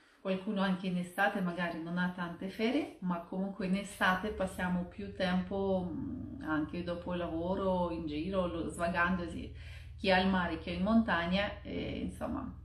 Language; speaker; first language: Italian; non-native, fluent; Russian